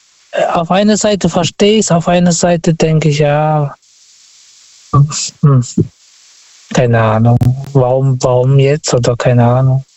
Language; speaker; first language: German; non-native, learner; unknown